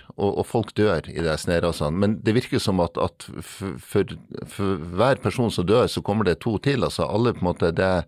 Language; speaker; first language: Norwegian; native; Norwegian